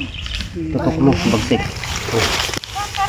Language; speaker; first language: Filipino; native; Filipino